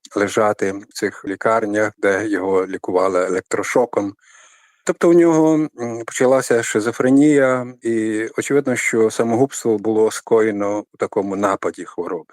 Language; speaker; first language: Ukrainian; native; Ukrainian